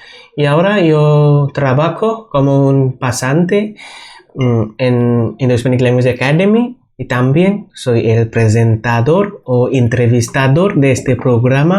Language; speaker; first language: Spanish; non-native, fluent; Bangla